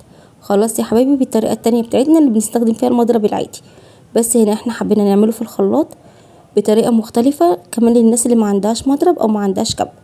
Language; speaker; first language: Arabic; native; Arabic